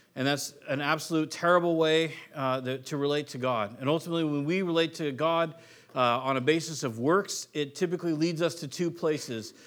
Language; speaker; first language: English; native; English